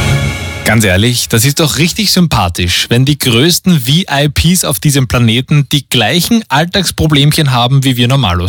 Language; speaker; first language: German; native; German